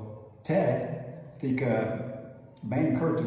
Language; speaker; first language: Portuguese; non-native, fluent; English